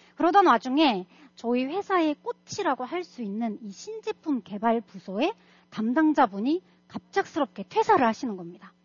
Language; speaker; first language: Korean; non-native, fluent; Russian